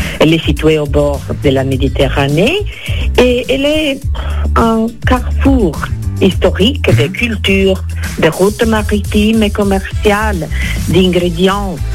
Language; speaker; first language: French; non-native, fluent; Italian